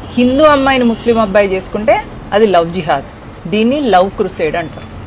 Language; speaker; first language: Telugu; native; Telugu